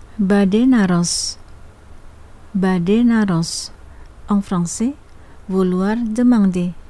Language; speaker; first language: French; non-native, fluent; Indonesian